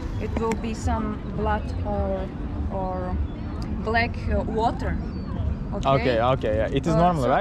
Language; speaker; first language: English; non-native, fluent; Slovak